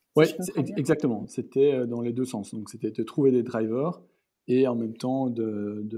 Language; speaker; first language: French; native; French